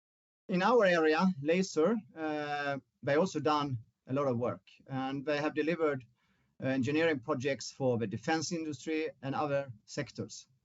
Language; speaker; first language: English; non-native, fluent; Swedish